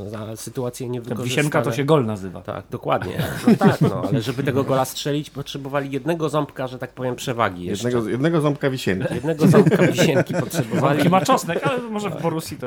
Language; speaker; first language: Polish; native; Polish